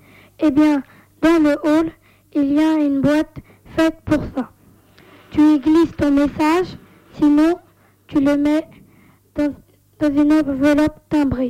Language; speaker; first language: French; native; French